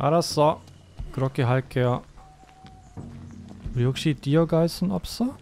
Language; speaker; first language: Korean; non-native, learner; German